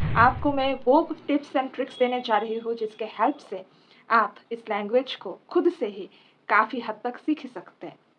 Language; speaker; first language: Hindi; non-native, local second language; Assamese